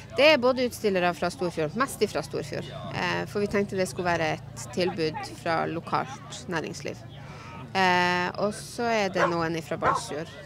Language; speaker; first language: Norwegian; native; Norwegian